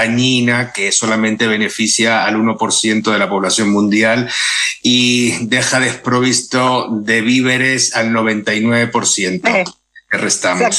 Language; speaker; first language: Spanish; native; Spanish